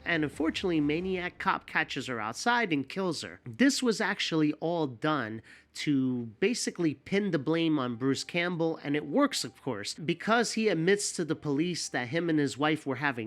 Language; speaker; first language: English; native; English